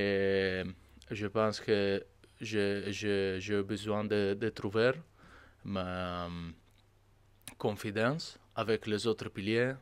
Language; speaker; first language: French; non-native, learner; Italian